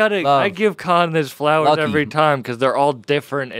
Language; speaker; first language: English; native; English